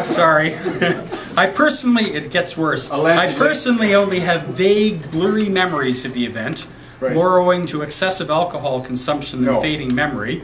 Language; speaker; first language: English; native; English